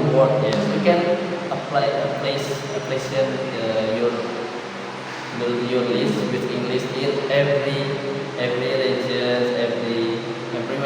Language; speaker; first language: English; non-native, learner; Indonesian